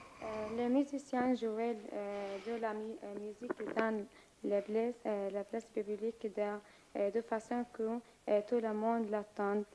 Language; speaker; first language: French; non-native, learner; Arabic